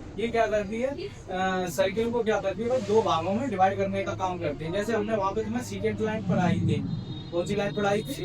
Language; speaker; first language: Hindi; native; Hindi